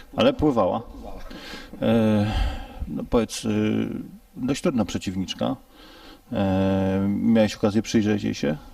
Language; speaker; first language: Polish; native; Polish